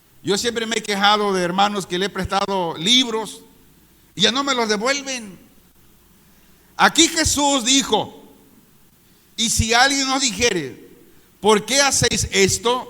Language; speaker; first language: Spanish; native; Spanish